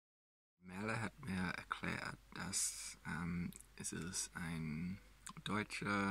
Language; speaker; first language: German; non-native, learner; English